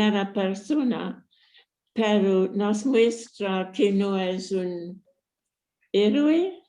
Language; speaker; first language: Spanish; non-native, fluent; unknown